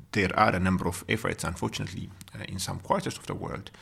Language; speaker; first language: English; non-native, fluent; Amharic